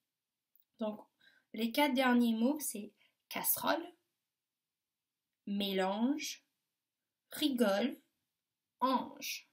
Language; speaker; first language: French; native; French